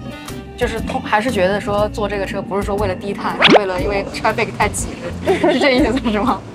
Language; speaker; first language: Chinese; native; Chinese